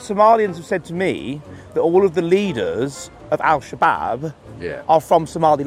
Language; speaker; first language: English; native; English